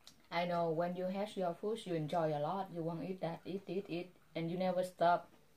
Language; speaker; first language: English; non-native, learner; Vietnamese